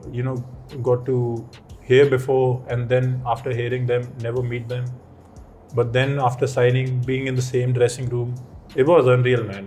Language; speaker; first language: English; non-native, local second language; Punjabi